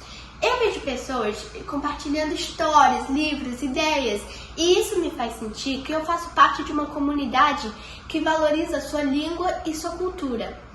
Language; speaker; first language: Portuguese; early bilingual, heritage; Portuguese